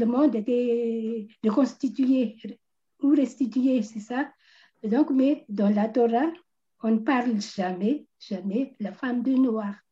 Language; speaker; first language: French; non-native, local second language; Malagasy